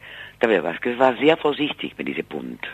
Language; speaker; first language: German; non-native, fluent; Spanish